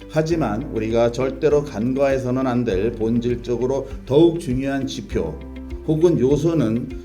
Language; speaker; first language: Korean; native; Korean